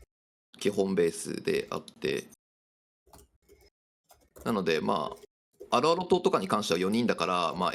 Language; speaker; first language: Japanese; native; Japanese